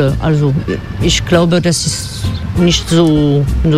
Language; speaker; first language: German; non-native, learner; French